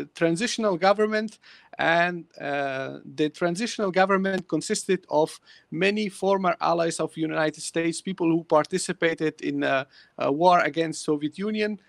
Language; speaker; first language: English; early bilingual, other home language; Persian